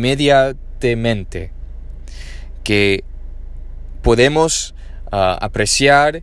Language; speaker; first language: Spanish; non-native, learner; English